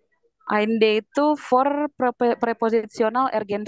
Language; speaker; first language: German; non-native, fluent; Indonesian